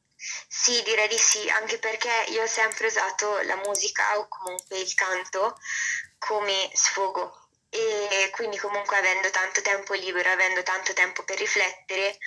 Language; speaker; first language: Italian; native; Italian